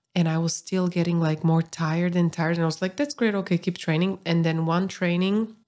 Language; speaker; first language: English; non-native, fluent; Slovak